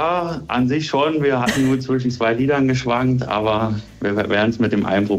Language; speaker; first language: German; native; German